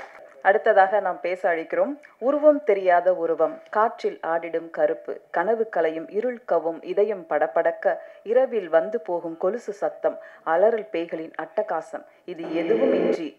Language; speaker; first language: Tamil; native; Tamil